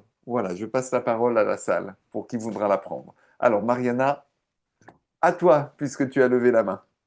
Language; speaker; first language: French; native; French